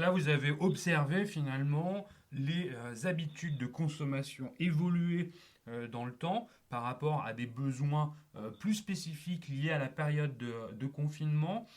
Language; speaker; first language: French; native; French